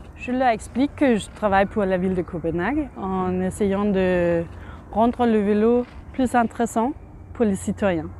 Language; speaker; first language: French; non-native, fluent; Danish